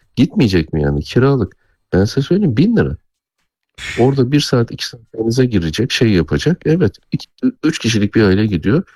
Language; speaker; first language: Turkish; native; Turkish